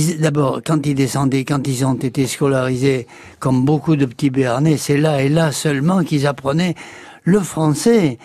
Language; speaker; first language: French; native; French